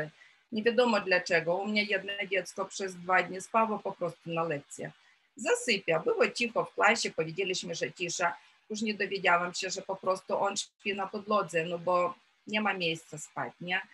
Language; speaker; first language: Polish; non-native, fluent; Ukrainian